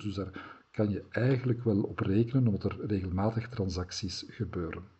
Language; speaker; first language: Dutch; native; Dutch